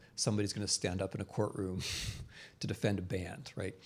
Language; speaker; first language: English; native; English